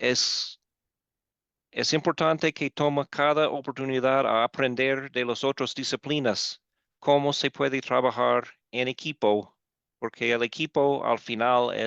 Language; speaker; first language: Spanish; non-native, fluent; English